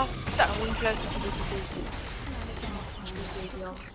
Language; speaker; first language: French; native; French